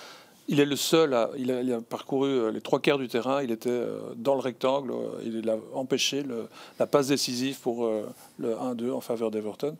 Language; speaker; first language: French; native; French